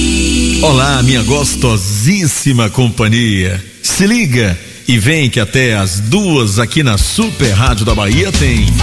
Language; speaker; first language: Portuguese; native; Portuguese